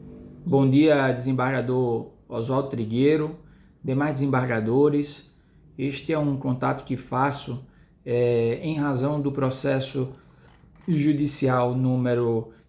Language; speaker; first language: Portuguese; native; Portuguese